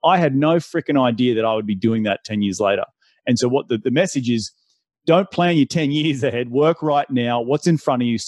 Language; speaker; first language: English; native; English